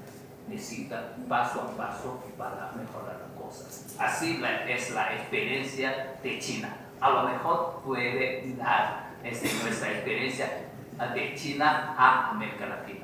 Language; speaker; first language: Spanish; non-native, fluent; Chinese